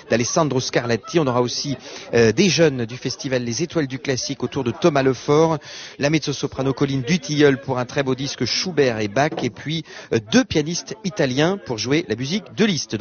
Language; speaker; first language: French; native; French